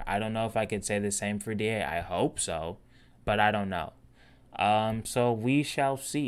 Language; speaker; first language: English; native; English